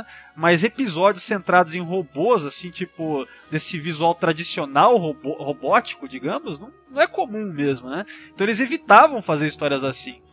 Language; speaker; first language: Portuguese; native; Portuguese